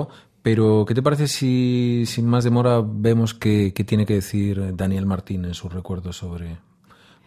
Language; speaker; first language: Spanish; native; Spanish